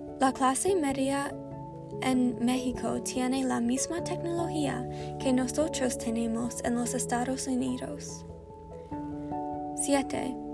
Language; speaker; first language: Spanish; non-native, learner; English